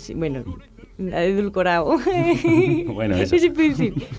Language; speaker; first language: Spanish; native; Spanish